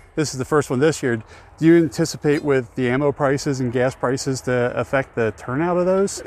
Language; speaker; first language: English; native; English